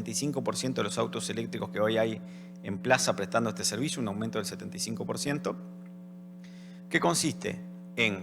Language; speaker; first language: Spanish; native; Spanish